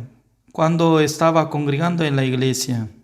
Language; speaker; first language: Spanish; non-native, learner; Korean